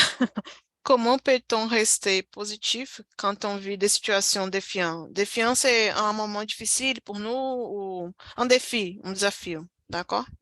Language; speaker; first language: French; non-native, fluent; Portuguese